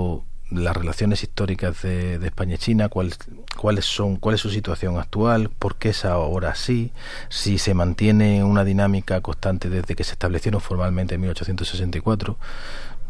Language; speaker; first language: Spanish; native; Spanish